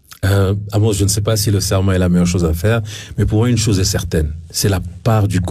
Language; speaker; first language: French; non-native, local second language; Ewe